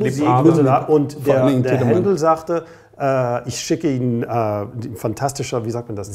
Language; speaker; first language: German; non-native, fluent; English